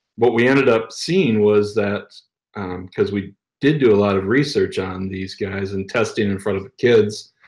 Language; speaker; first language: English; native; English